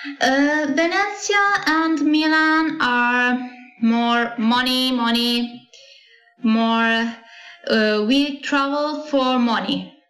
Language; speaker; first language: English; non-native, learner; Italian